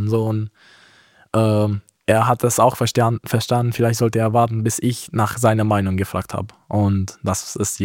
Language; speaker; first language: German; non-native, fluent; Romanian